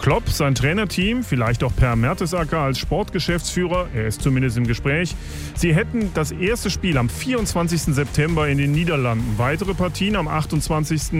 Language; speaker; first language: German; native; German